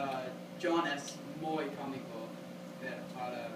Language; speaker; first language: Spanish; non-native, learner; English